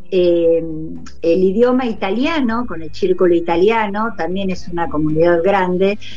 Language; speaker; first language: Spanish; non-native, local second language; German